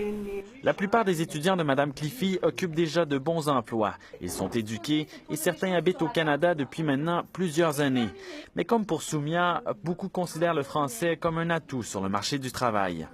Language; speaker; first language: French; native; French